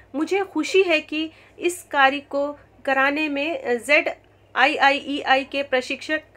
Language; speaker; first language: Hindi; native; Hindi